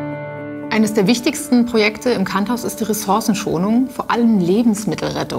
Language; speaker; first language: German; native; German